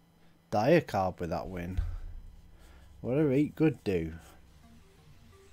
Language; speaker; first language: English; native; English